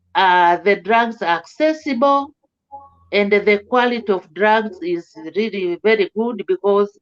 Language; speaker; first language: English; non-native, local second language; Swahili